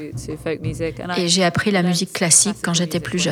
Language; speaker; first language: French; non-native, fluent; English